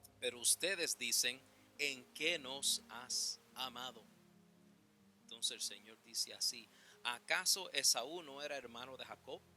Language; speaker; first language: Spanish; early bilingual, heritage; Spanish